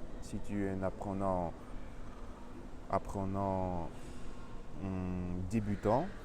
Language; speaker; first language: French; non-native, learner; Russian